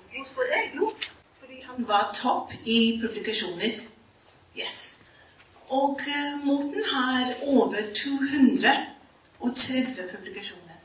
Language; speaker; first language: Norwegian; non-native, fluent; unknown